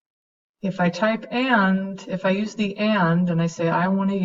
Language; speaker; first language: English; native; English